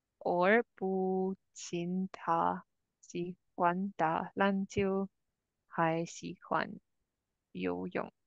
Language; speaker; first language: Chinese; non-native, learner; English